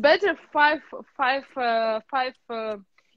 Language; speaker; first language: English; non-native, learner; Russian